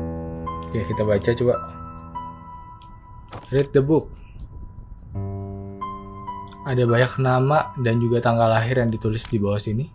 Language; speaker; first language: Indonesian; native; Indonesian